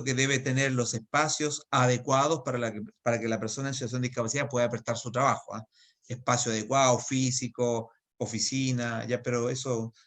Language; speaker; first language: Spanish; native; Spanish